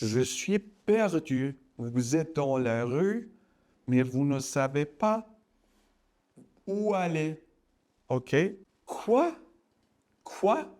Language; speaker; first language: French; non-native, fluent; Persian